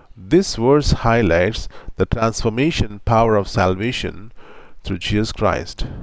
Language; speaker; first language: English; non-native, local second language; Telugu